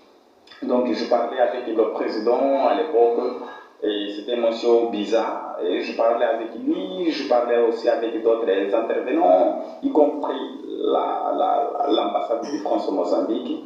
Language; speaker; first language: French; non-native, fluent; Portuguese